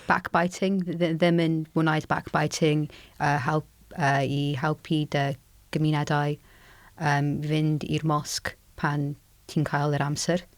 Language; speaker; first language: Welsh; non-native, local second language; English